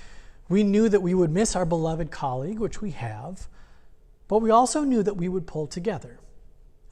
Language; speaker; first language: English; native; English